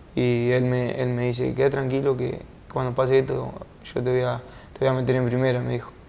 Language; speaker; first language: Spanish; native; Spanish